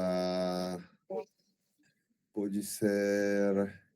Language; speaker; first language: Portuguese; non-native, learner; Spanish